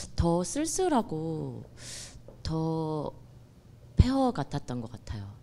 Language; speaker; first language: Korean; native; Korean